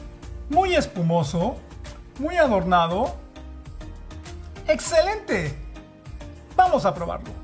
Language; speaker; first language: Spanish; native; Spanish